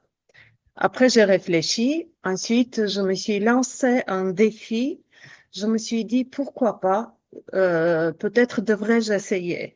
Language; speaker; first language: French; non-native, fluent; Armenian